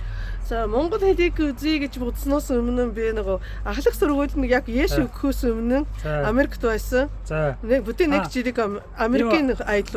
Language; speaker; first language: Mongolian; non-native, fluent; Japanese